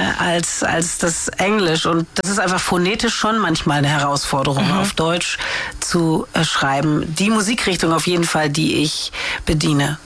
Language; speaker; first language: German; native; German